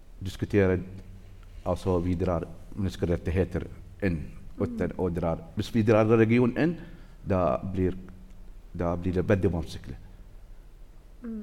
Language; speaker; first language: Norwegian; non-native, learner; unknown